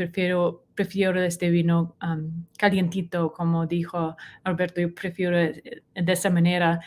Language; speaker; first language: Spanish; non-native, learner; English